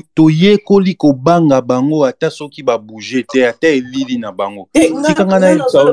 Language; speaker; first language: French; non-native, local second language; Lingala